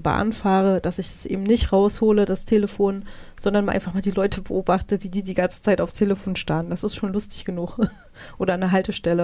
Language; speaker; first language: German; native; German